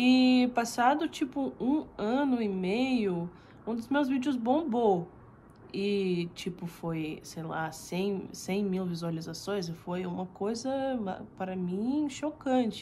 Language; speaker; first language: Portuguese; non-native, fluent; Russian